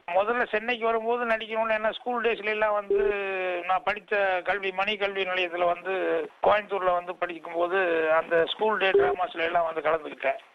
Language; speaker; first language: Tamil; native; Tamil